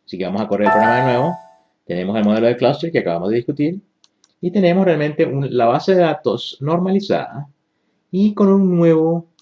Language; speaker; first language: Spanish; native; Spanish